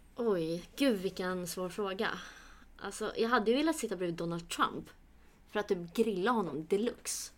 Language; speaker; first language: Swedish; early bilingual, other home language; Kurdish